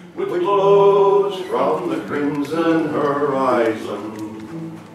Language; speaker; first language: English; native; English